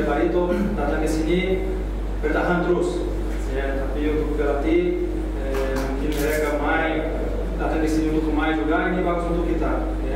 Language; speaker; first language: Indonesian; non-native, learner; Portuguese